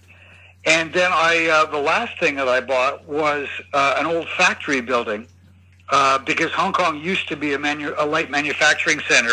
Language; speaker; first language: English; native; English